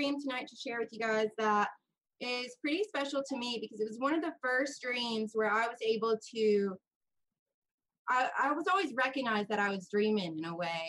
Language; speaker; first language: English; native; English